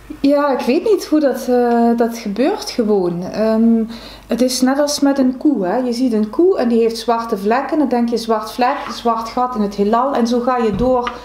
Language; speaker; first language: Dutch; native; Dutch